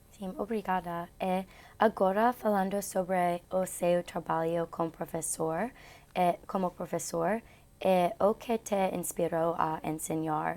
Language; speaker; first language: Portuguese; non-native, learner; English